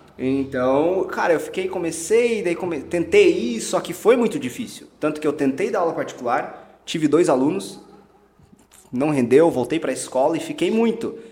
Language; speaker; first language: Portuguese; early bilingual, heritage; Portuguese